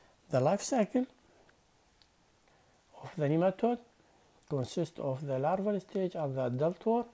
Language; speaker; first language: English; non-native, fluent; Arabic